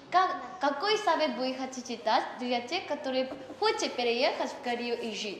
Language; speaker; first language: Russian; non-native, learner; Korean